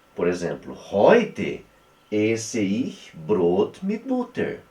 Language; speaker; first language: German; non-native, fluent; Portuguese